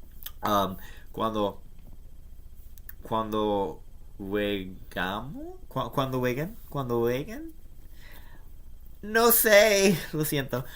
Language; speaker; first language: Spanish; non-native, learner; English